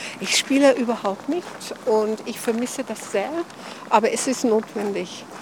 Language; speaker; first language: German; non-native, fluent; English